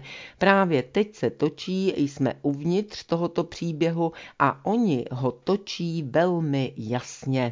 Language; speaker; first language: Czech; native; Czech